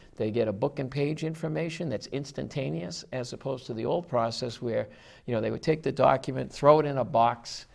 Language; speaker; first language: English; native; English